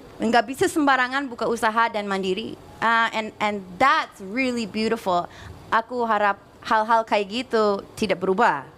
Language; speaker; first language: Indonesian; non-native, fluent; English